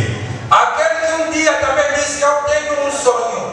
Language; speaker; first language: Portuguese; non-native, fluent; Lingala